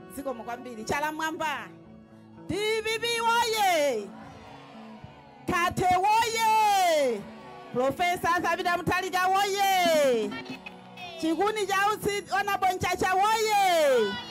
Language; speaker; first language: Nyanja; native; Nyanja